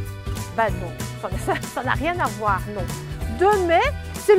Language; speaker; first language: French; native; French